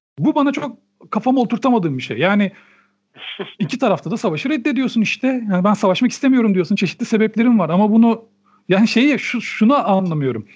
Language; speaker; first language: Turkish; native; Turkish